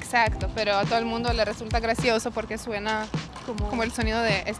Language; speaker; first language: Spanish; non-native, fluent; Lithuanian